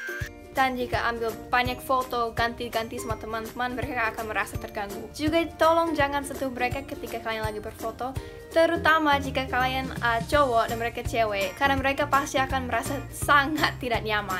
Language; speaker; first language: Indonesian; non-native, fluent; English